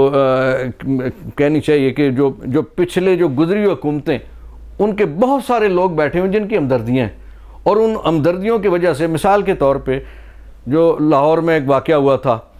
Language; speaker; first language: Urdu; non-native, local second language; Pahari-Potwari